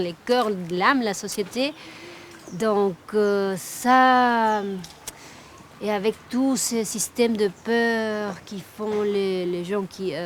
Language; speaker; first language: French; non-native, fluent; Spanish